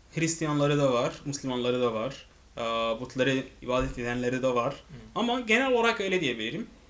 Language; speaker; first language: Turkish; non-native, fluent; Arabic